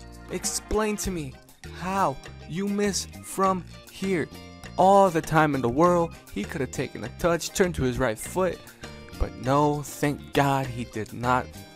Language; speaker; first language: English; early bilingual, other home language; Spanish